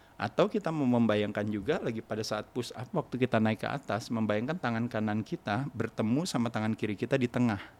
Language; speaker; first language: Indonesian; native; Indonesian